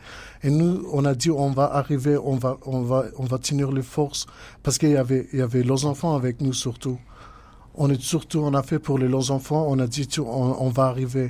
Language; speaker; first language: French; non-native, learner; Kurdish